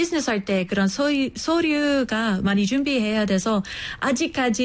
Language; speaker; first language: Korean; non-native, fluent; English